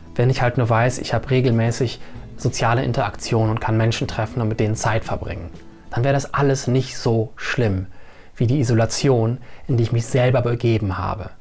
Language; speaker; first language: German; native; German